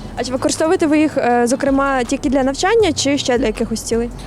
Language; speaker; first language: Ukrainian; native; Ukrainian